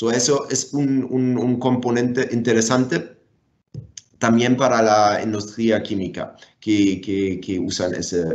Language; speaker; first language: Spanish; non-native, fluent; German